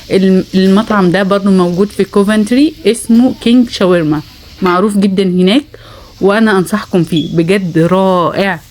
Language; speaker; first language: Arabic; native; Arabic